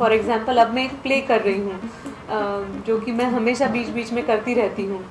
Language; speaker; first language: Hindi; non-native, local second language; Marathi